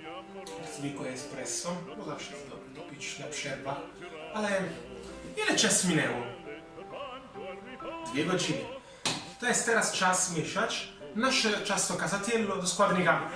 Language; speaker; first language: Polish; non-native, learner; Italian